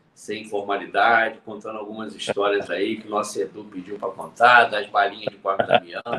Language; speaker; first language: Portuguese; native; Portuguese